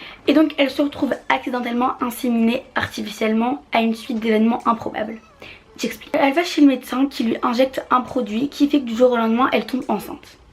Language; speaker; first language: French; native; French